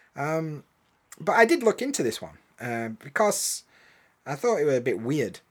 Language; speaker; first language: English; native; English